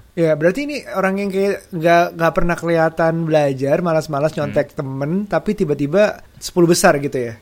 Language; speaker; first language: Indonesian; native; Indonesian